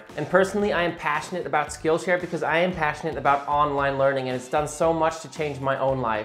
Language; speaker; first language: English; native; English